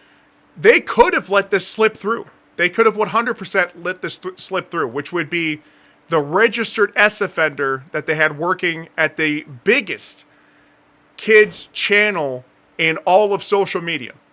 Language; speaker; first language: English; native; English